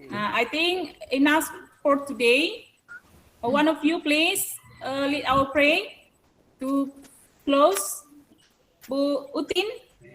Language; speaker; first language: English; non-native, learner; Indonesian